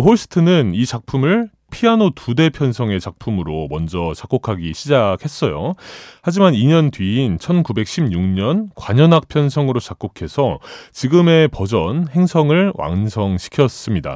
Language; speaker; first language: Korean; native; Korean